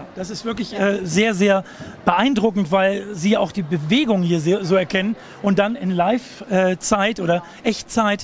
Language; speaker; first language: German; native; German